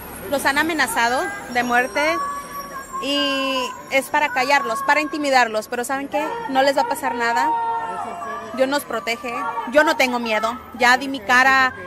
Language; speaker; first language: Spanish; early bilingual, heritage; Spanish